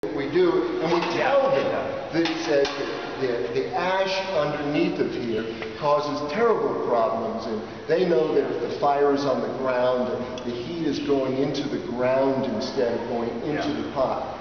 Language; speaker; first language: English; native; English